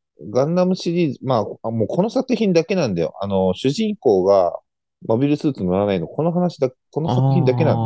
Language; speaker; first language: Japanese; native; Japanese